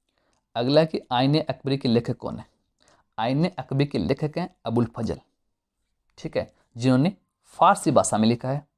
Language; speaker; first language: Hindi; native; Hindi